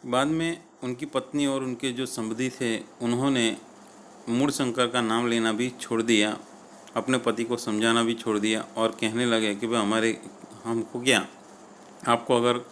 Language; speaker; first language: Hindi; non-native, local second language; Gujarati